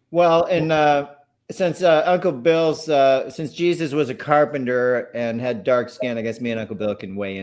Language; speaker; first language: English; native; English